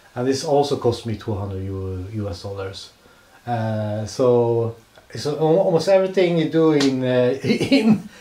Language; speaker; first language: English; non-native, fluent; Swedish